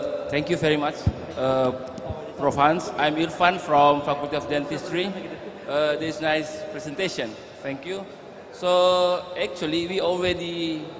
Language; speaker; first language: English; non-native, learner; Indonesian